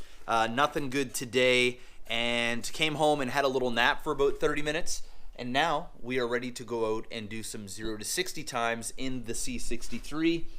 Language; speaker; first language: English; native; English